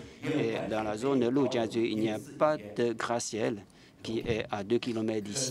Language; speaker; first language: French; non-native, fluent; Chinese